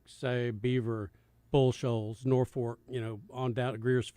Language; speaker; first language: English; native; English